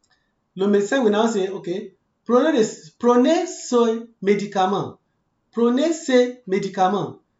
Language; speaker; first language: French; non-native, fluent; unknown